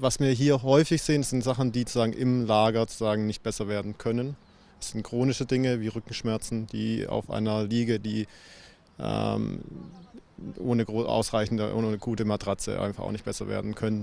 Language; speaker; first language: German; native; German